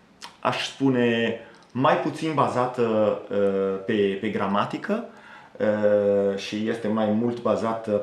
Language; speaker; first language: Romanian; non-native, fluent; Italian